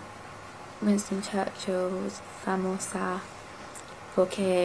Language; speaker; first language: Spanish; non-native, learner; English